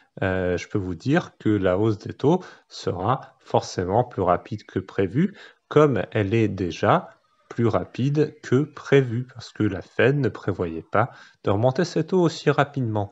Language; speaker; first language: French; native; French